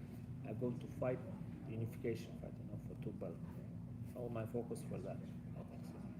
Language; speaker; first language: English; non-native, learner; Russian